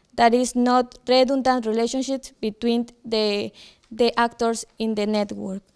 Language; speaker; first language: English; non-native, fluent; Ukrainian